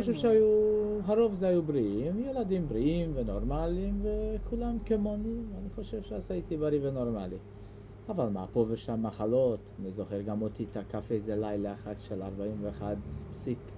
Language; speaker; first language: Hebrew; non-native, fluent; Hungarian